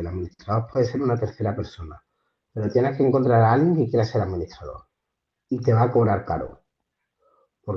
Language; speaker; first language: Spanish; native; Spanish